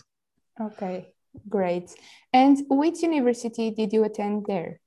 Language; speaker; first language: English; non-native, local second language; Portuguese